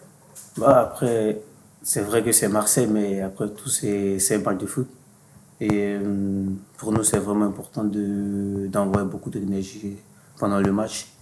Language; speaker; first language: French; non-native, fluent; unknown